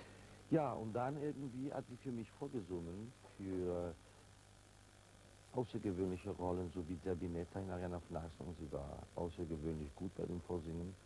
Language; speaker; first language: German; non-native, fluent; Italian